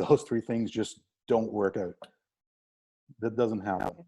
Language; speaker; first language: English; native; English